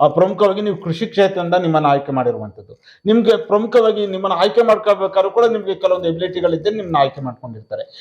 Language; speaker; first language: Kannada; native; Kannada